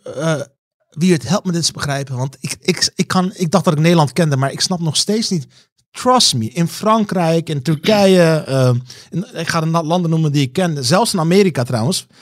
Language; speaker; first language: Dutch; early bilingual, other home language; Turkish